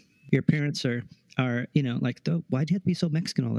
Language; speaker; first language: English; early bilingual, other home language; Spanish